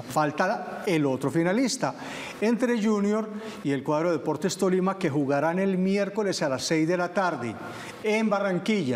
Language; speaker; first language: Spanish; native; Spanish